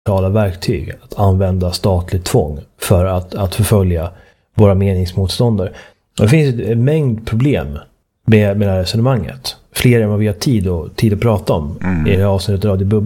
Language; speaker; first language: Swedish; native; Swedish